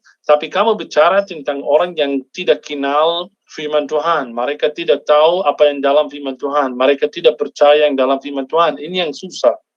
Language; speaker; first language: Indonesian; non-native, fluent; Arabic